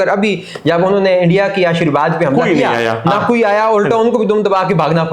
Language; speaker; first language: Urdu; native; Urdu